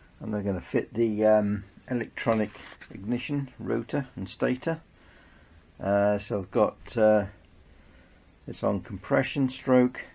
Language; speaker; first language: English; native; English